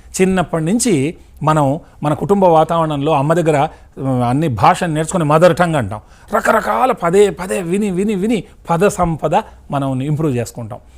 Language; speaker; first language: Telugu; native; Telugu